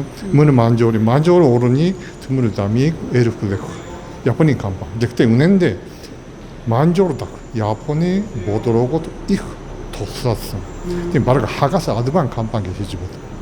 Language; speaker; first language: Mongolian; non-native, fluent; Japanese